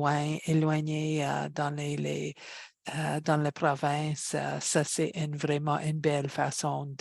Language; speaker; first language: French; non-native, fluent; English